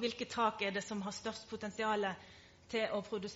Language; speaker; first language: Norwegian; native; Norwegian